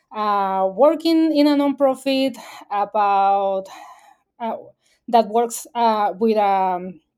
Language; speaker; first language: English; non-native, fluent; Spanish